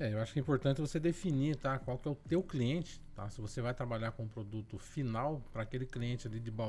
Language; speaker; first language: Portuguese; native; Portuguese